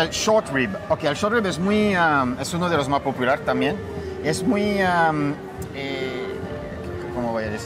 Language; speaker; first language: Spanish; non-native, fluent; French